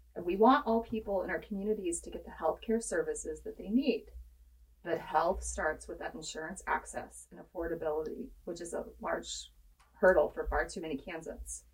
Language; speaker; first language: English; native; English